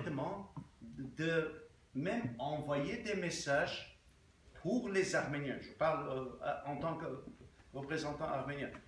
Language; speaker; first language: French; non-native, fluent; Armenian